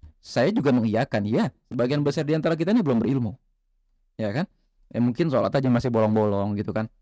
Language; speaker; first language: Indonesian; native; Indonesian